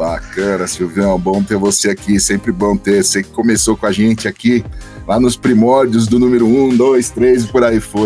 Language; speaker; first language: Portuguese; native; Portuguese